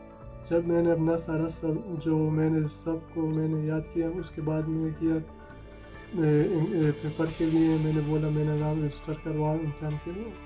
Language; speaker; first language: Hindi; non-native, fluent; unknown